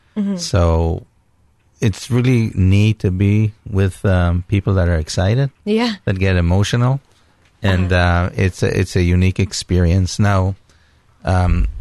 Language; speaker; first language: English; non-native, fluent; Hebrew